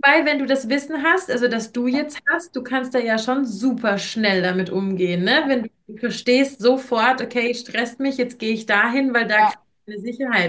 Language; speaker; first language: German; native; German